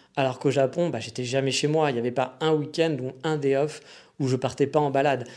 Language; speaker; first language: French; native; French